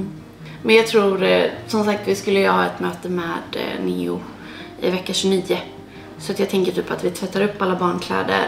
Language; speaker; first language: Swedish; native; Swedish